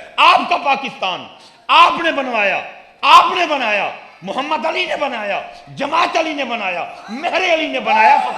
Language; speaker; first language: Urdu; non-native, local second language; Punjabi